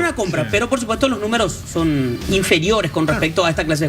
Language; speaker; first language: Spanish; native; Spanish